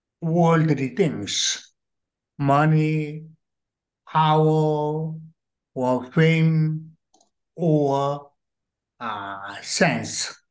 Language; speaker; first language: English; non-native, learner; Korean